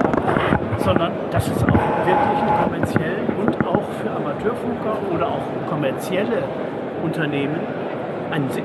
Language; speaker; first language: German; native; German